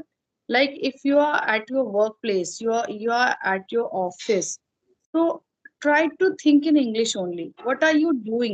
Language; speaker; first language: English; non-native, fluent; Hindi